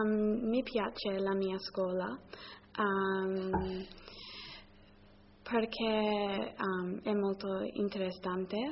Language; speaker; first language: Italian; non-native, learner; English